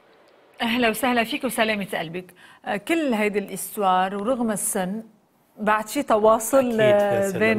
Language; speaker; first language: Arabic; native; Arabic